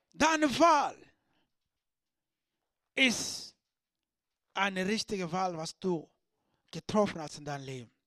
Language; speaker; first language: German; non-native, learner; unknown